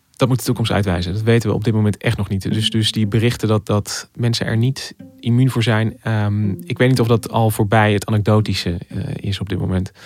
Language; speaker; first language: Dutch; native; Dutch